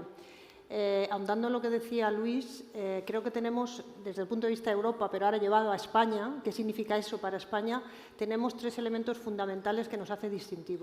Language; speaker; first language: Spanish; native; Spanish